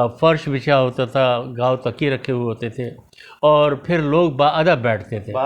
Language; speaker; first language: Urdu; native; Urdu